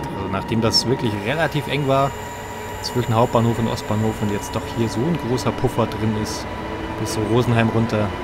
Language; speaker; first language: German; native; German